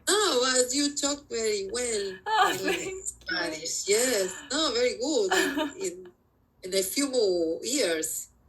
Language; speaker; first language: English; non-native, learner; Spanish